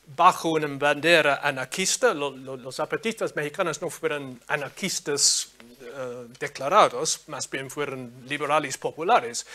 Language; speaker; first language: Spanish; non-native, fluent; English